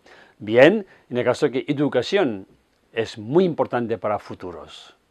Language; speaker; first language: Spanish; non-native, fluent; Tibetan